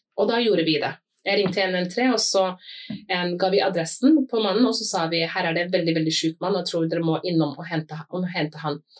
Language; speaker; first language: Norwegian; early bilingual, other home language; Somali